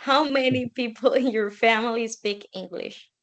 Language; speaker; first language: English; non-native, learner; Spanish